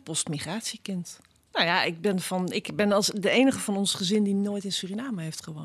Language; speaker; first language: Dutch; native; Dutch